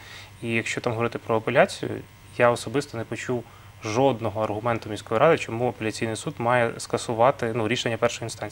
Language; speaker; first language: Ukrainian; native; Ukrainian